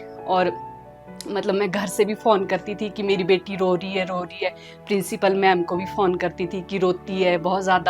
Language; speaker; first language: Hindi; native; Hindi